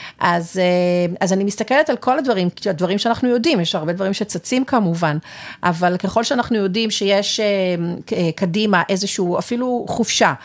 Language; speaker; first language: Hebrew; native; Hebrew